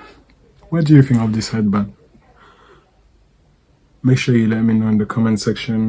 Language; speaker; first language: English; native; English